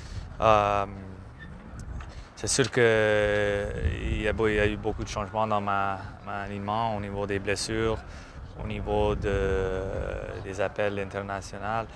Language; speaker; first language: French; non-native, local second language; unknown